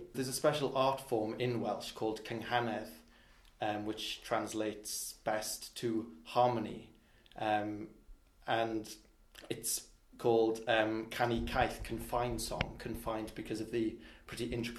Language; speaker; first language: English; non-native, local second language; Welsh